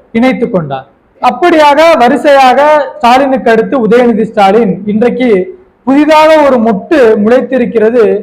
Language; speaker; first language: Tamil; non-native, local second language; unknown